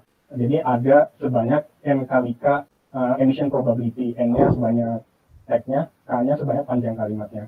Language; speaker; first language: Indonesian; native; Indonesian